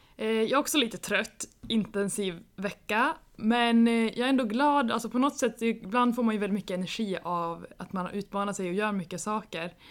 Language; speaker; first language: Swedish; native; Swedish